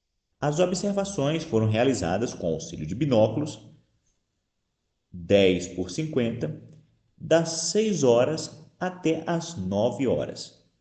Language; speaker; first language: Portuguese; native; Portuguese